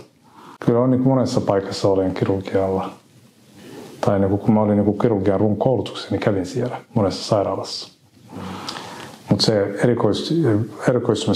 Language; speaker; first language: Finnish; non-native, fluent; Somali